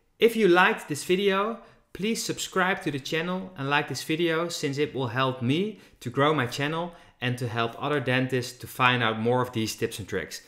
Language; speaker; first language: English; non-native, fluent; Dutch